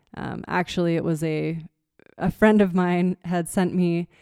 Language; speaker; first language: English; native; English